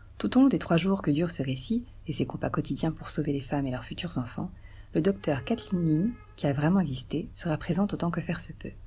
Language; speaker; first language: French; native; French